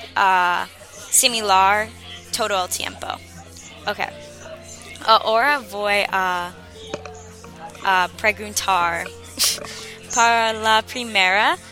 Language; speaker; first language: Spanish; non-native, learner; English